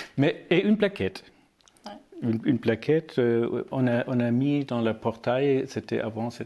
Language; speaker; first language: French; non-native, learner; German